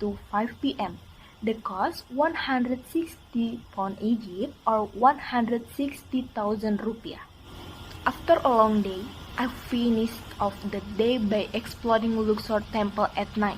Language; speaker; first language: English; non-native, learner; Indonesian